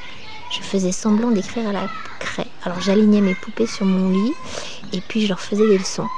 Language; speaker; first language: French; native; French